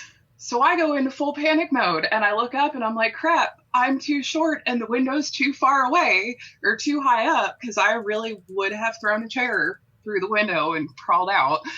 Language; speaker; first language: English; native; English